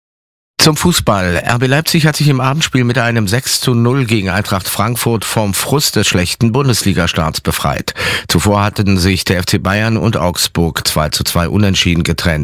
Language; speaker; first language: German; native; German